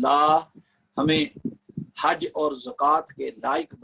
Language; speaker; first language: Urdu; native; Urdu